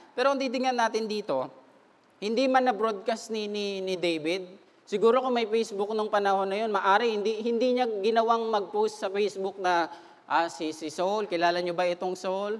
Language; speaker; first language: Filipino; native; Filipino